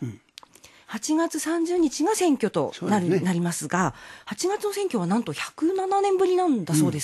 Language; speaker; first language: Japanese; native; Japanese